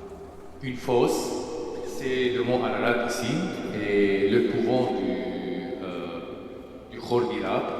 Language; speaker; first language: French; non-native, fluent; Armenian